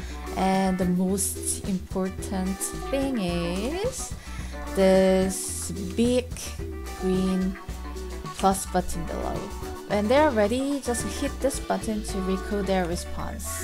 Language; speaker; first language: English; non-native, fluent; Korean